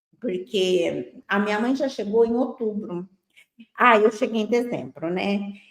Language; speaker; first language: Portuguese; native; Portuguese